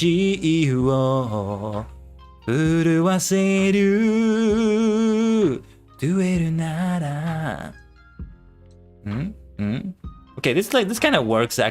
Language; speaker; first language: Japanese; non-native, learner; English